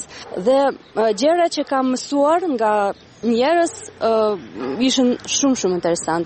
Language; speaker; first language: Albanian; non-native, fluent; Russian